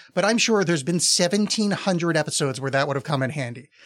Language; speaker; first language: English; native; English